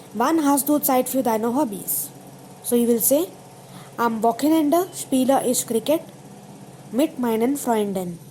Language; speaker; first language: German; non-native, fluent; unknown